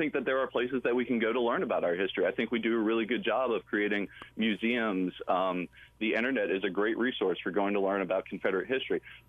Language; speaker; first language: English; native; English